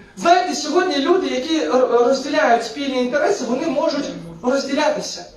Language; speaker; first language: Ukrainian; non-native, local second language; Russian